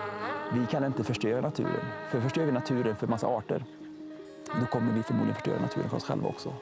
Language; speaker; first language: Swedish; native; Swedish